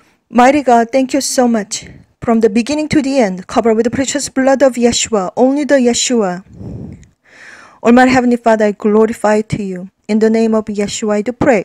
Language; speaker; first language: English; non-native, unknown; Korean